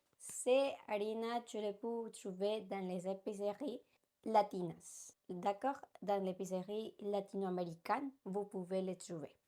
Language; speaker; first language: French; non-native, learner; Spanish